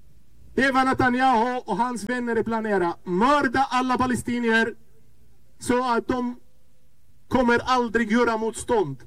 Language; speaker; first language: Swedish; non-native, fluent; Arabic